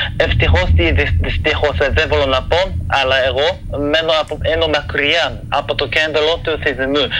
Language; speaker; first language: Greek; non-native, fluent; Japanese